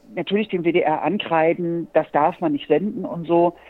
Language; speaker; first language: German; native; German